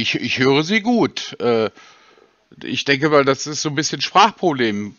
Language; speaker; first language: German; native; German